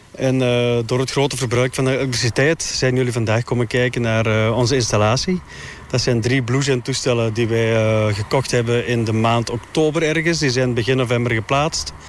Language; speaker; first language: Dutch; native; Dutch